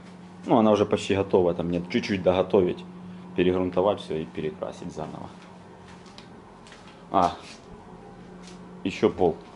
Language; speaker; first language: Russian; native; Russian